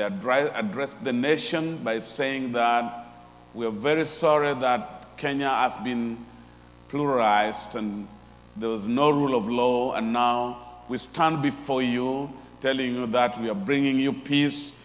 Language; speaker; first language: English; non-native, local second language; Luo (Kenya and Tanzania)